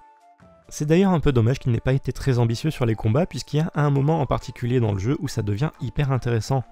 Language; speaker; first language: French; native; French